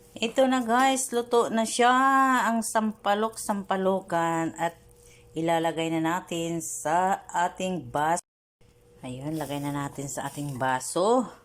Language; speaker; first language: Filipino; non-native, local second language; Iloko